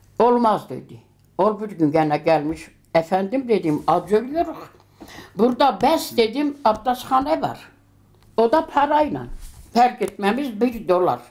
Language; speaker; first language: Turkish; early bilingual, heritage; Turkish